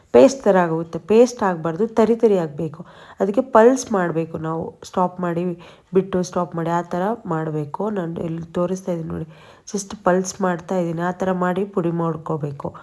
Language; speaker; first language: Kannada; non-native, local second language; Tulu